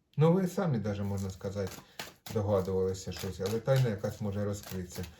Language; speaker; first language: Ukrainian; non-native, local second language; Russian